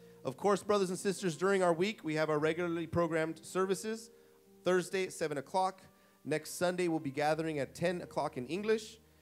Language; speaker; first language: English; early bilingual, other home language; Spanish